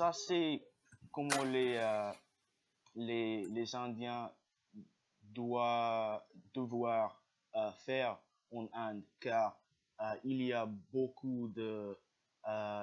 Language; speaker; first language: French; non-native, learner; English